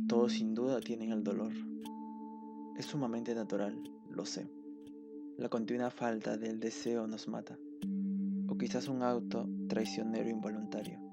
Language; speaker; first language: Spanish; native; Spanish